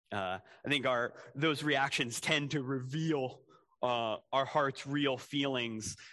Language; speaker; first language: English; native; English